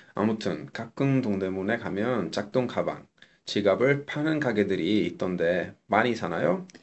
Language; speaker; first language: Korean; non-native, fluent; English